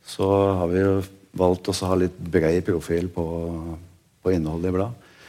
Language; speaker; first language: Norwegian; native; Norwegian